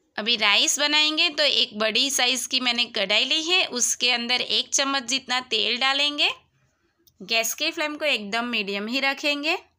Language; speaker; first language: Hindi; non-native, local second language; Gujarati